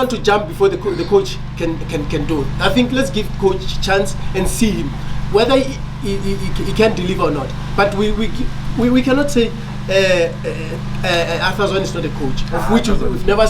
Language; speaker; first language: English; non-native, local second language; Northern Sotho